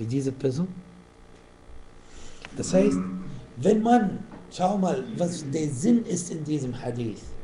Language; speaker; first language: German; non-native, fluent; Arabic